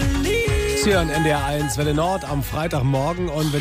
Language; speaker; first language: German; native; German